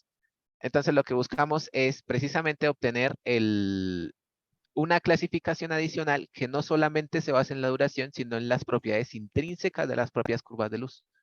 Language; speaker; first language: Spanish; native; Spanish